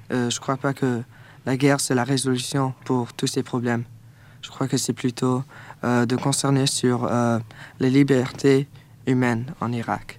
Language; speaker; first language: French; non-native, learner; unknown